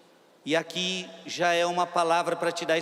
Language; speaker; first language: Portuguese; native; Portuguese